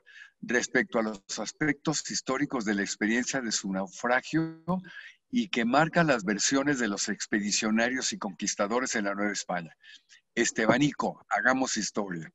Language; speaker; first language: Spanish; native; Spanish